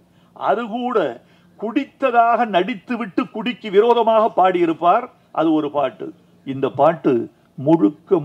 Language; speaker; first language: Tamil; native; Tamil